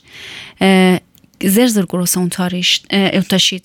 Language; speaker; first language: German; non-native, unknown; Persian